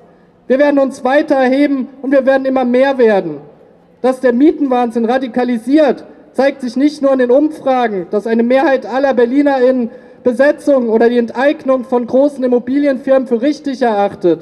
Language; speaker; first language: German; native; German